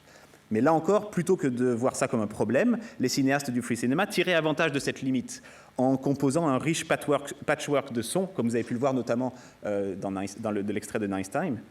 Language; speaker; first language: French; native; French